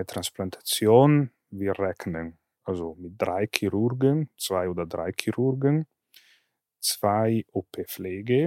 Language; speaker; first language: German; non-native, fluent; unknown